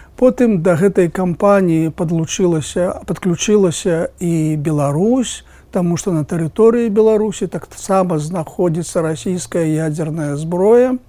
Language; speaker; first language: Belarusian; native; Belarusian